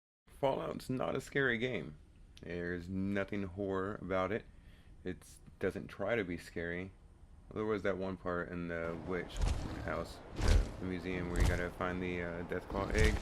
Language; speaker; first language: English; native; English